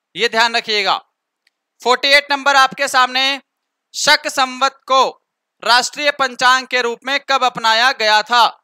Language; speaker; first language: Hindi; native; Hindi